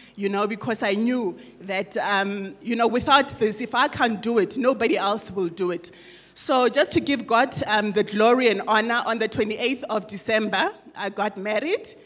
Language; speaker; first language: English; non-native, local second language; Northern Sotho